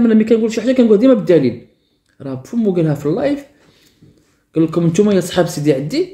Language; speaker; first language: Arabic; native; Arabic